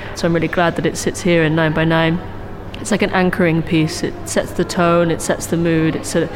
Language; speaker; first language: English; native; English